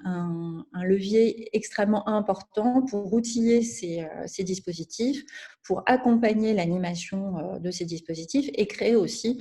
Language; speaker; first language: French; native; French